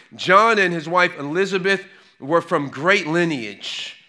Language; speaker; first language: English; native; English